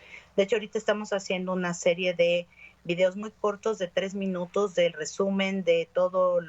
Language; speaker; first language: Spanish; native; Spanish